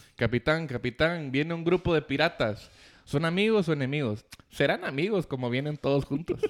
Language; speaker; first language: Spanish; native; Spanish